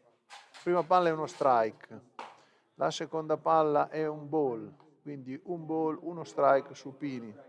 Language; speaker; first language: Italian; native; Italian